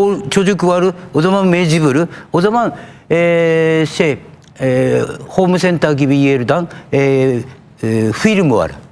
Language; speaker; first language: Turkish; non-native, learner; Japanese